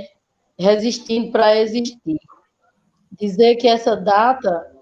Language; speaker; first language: Portuguese; native; Portuguese